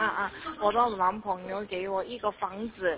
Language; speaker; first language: Chinese; non-native, learner; Korean